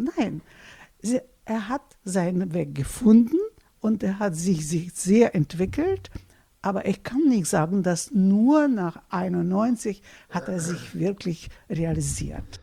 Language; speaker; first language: German; non-native, fluent; Russian